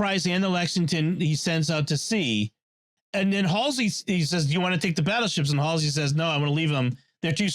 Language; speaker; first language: English; native; English